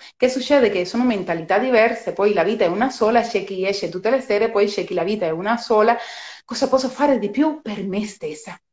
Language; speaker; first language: Italian; non-native, fluent; Spanish